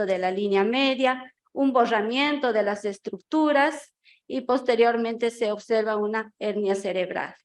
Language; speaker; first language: Spanish; native; Spanish